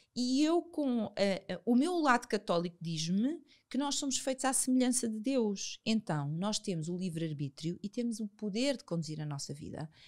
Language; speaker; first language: Portuguese; native; Portuguese